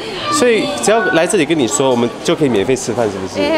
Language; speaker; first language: Chinese; native; Chinese